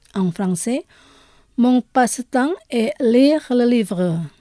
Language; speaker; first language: French; non-native, learner; Indonesian